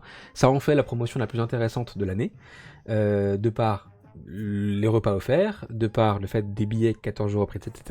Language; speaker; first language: French; native; French